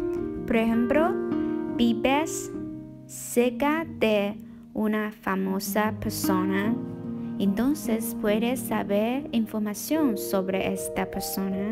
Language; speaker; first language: Spanish; non-native, learner; Chinese